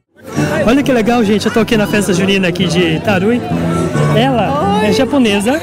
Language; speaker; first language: Portuguese; native; Portuguese